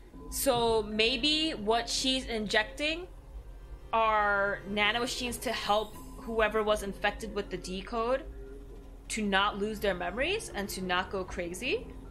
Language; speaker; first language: English; native; English